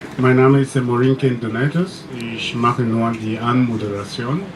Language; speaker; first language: German; non-native, learner; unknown